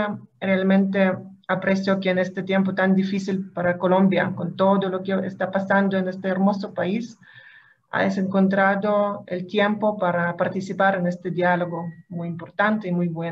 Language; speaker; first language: Spanish; non-native, fluent; Hebrew